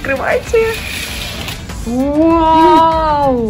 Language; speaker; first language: Russian; native; Russian